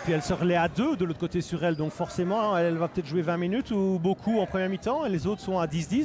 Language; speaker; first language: French; native; French